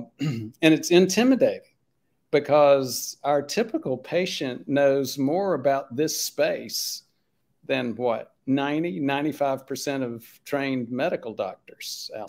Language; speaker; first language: English; native; English